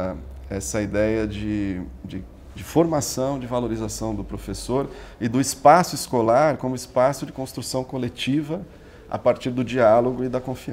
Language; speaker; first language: Portuguese; native; Portuguese